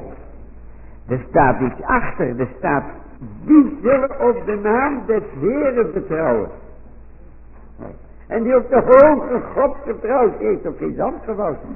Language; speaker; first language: Dutch; native; Dutch